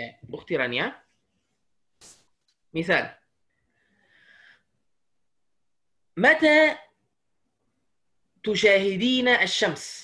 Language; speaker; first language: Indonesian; non-native, learner; Arabic